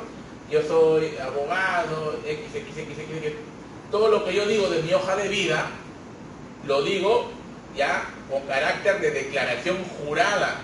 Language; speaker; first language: Spanish; native; Spanish